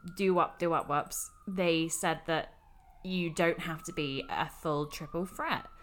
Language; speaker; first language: English; native; English